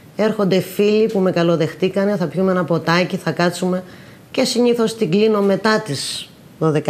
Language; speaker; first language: Greek; native; Greek